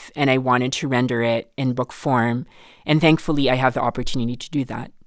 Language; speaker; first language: English; non-native, local second language; Filipino